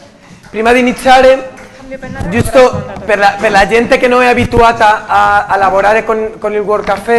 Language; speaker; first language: Italian; non-native, learner; Spanish